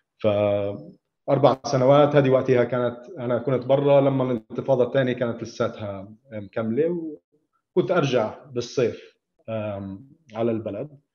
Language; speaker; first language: Arabic; native; Arabic